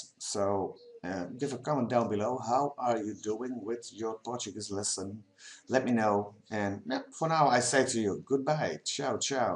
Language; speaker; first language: English; non-native, fluent; Dutch